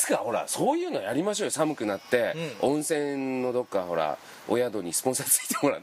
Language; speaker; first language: Japanese; native; Japanese